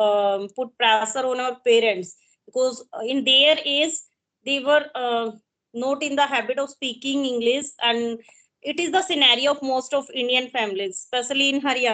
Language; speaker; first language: English; non-native, local second language; Hindi